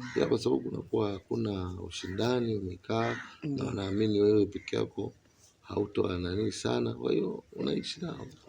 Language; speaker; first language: Swahili; native; Swahili